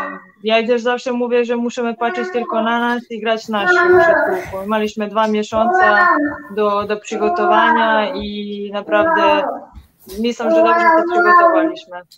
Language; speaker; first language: Polish; non-native, learner; Serbian